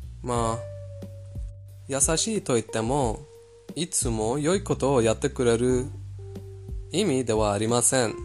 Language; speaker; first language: Japanese; non-native, fluent; Persian